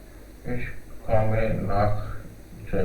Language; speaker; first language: German; non-native, learner; Hindi